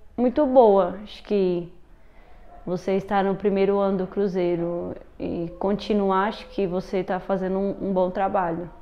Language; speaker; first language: Portuguese; native; Portuguese